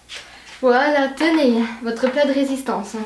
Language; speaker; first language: French; native; French